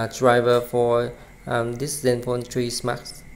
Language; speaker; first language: English; non-native, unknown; Vietnamese